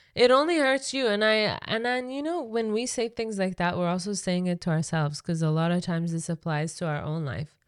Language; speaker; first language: English; non-native, fluent; Persian